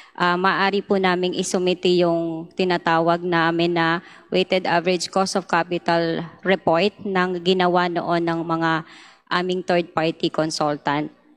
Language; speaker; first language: Filipino; native; Filipino